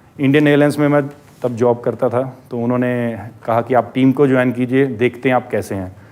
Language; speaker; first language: Hindi; non-native, local second language; Punjabi